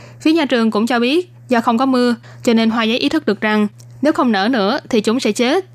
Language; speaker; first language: Vietnamese; native; Vietnamese